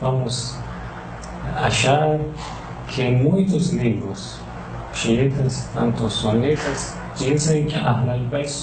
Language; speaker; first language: Portuguese; non-native, learner; Persian